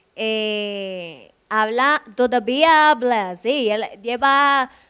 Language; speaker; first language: Spanish; native; Spanish